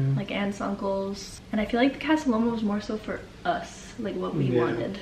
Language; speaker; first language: English; native; English